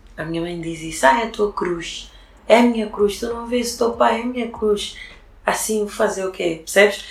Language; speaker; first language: Portuguese; early bilingual, other home language; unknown